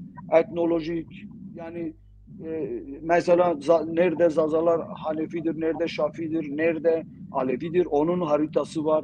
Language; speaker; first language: Turkish; non-native, local second language; Zaza